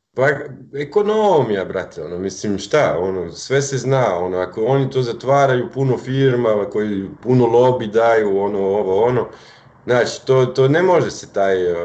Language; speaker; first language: Croatian; non-native, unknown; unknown